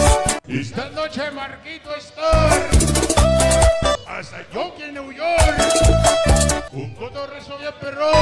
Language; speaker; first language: Spanish; native; Spanish